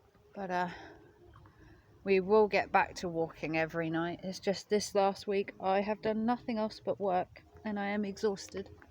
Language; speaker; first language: English; native; English